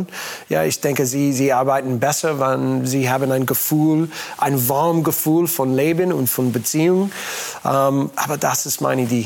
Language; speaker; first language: German; non-native, learner; English